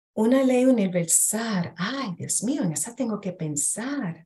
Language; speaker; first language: Spanish; early bilingual, heritage; Spanish